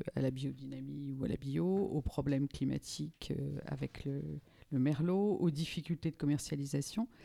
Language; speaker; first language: French; native; French